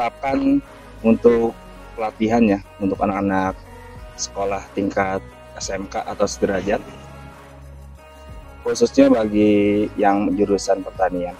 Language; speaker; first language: Indonesian; native; Indonesian